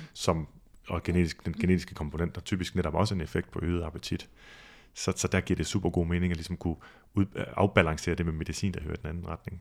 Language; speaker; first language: Danish; native; Danish